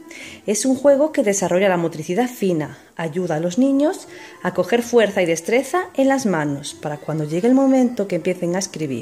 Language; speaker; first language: Spanish; native; Spanish